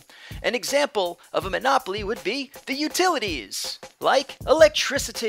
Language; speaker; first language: English; native; English